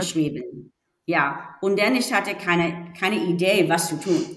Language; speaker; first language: German; non-native, learner; English